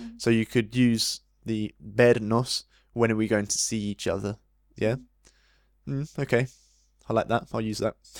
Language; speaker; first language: English; native; English